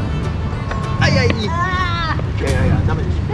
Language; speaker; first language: Japanese; native; Japanese